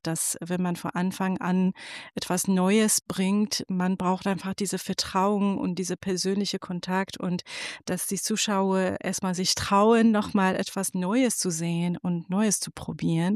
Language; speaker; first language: German; non-native, fluent; Persian